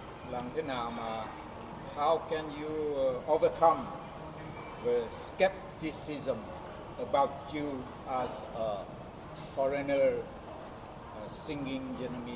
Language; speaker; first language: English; non-native, fluent; Vietnamese